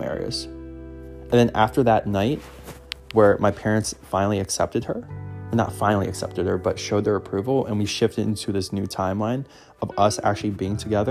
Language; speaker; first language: English; native; English